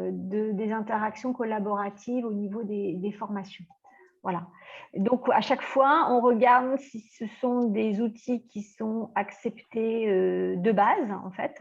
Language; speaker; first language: French; native; French